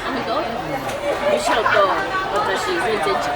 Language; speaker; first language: Japanese; non-native, learner; English